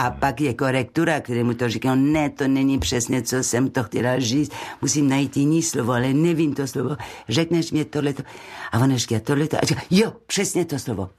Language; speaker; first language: Czech; non-native, fluent; French